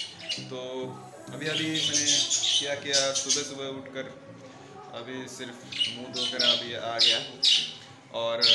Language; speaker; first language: Hindi; non-native, local second language; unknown